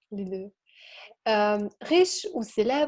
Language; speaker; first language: French; non-native, learner; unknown